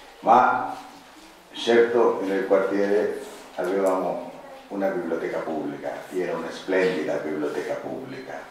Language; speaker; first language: Italian; non-native, fluent; Spanish